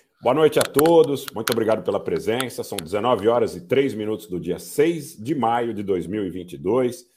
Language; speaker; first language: Portuguese; native; Portuguese